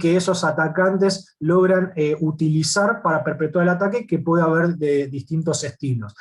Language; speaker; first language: Spanish; native; Spanish